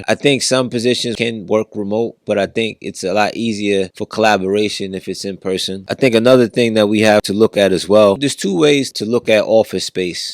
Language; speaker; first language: English; native; English